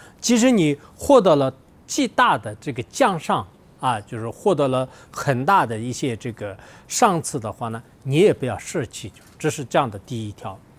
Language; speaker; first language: Chinese; non-native, local second language; Tibetan